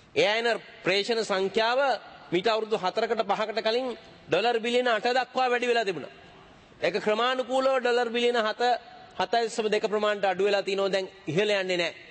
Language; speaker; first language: Sinhala; native; Sinhala